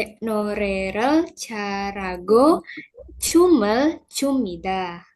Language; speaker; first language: Korean; non-native, learner; Indonesian